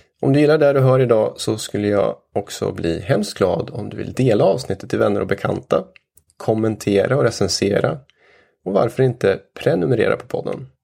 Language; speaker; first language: Swedish; native; Swedish